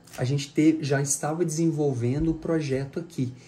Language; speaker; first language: Portuguese; native; Portuguese